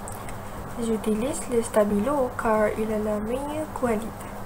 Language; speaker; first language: French; non-native, learner; Malay